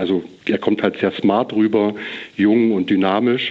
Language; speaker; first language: German; native; German